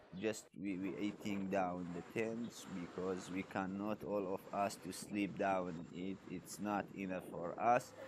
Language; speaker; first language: English; non-native, learner; Arabic